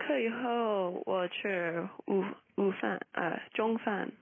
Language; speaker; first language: Chinese; non-native, learner; English